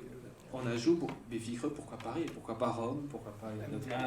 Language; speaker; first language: French; native; French